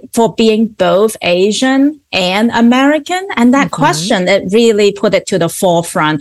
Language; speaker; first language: English; non-native, local second language; Cantonese